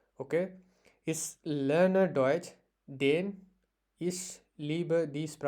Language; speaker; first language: German; non-native, learner; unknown